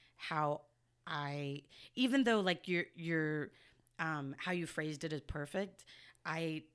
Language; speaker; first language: English; native; English